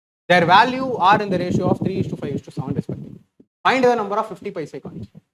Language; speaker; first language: English; non-native, local second language; Tamil